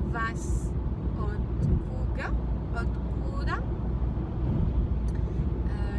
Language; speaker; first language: Russian; non-native, learner; French